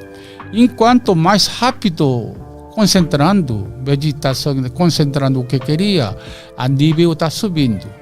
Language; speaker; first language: Portuguese; non-native, learner; Korean